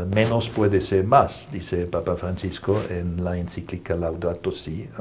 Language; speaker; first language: Spanish; non-native, fluent; German